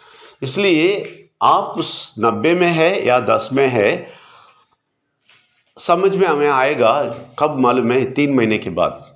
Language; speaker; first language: Hindi; non-native, local second language; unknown